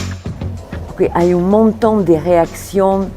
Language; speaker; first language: Spanish; non-native, fluent; French